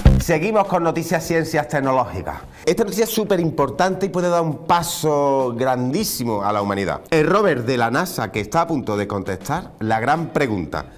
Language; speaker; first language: Spanish; native; Spanish